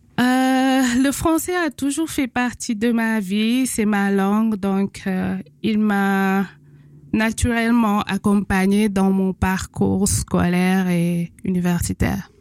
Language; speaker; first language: French; non-native, local second language; Wolof